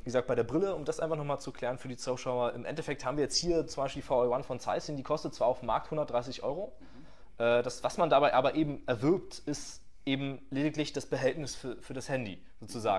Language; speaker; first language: German; native; German